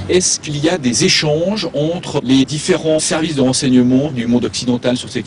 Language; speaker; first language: French; native; French